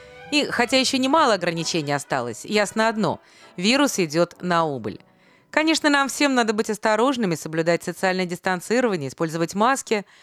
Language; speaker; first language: Russian; native; Russian